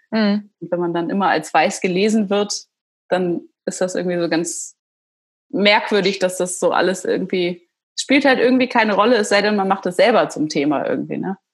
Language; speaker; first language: German; native; German